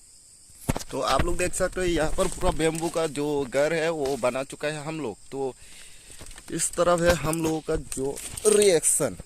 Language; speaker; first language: Hindi; non-native, local second language; Kok Borok